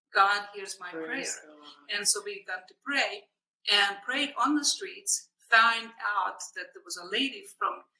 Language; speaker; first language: English; non-native, fluent; Hungarian